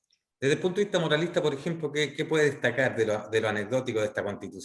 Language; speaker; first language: Spanish; native; Spanish